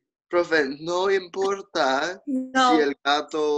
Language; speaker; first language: Spanish; non-native, learner; English